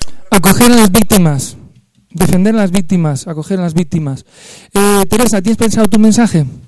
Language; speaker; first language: Spanish; native; Spanish